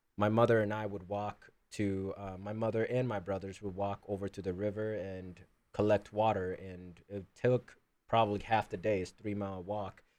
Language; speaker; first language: English; early bilingual, other home language; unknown